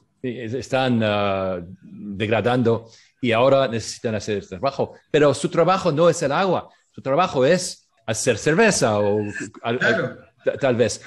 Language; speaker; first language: Spanish; non-native, learner; English